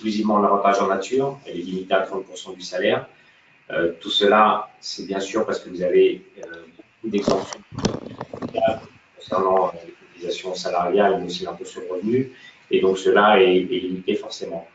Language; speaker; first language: French; native; French